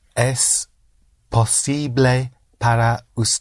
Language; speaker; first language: Spanish; non-native, learner; English